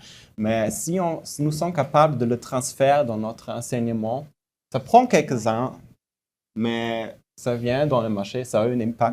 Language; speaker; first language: French; non-native, fluent; German